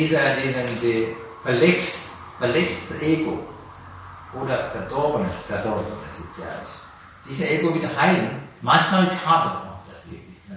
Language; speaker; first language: German; non-native, learner; Sinhala